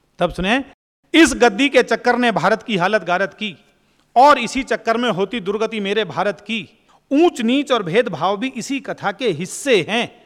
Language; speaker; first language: Hindi; native; Hindi